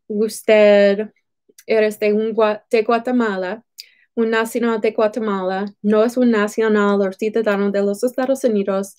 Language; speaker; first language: Spanish; non-native, fluent; English